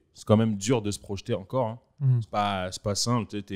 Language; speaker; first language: French; native; French